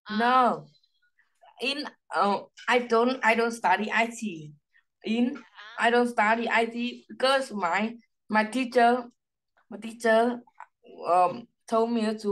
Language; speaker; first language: English; non-native, learner; Vietnamese